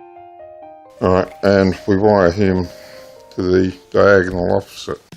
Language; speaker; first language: English; native; English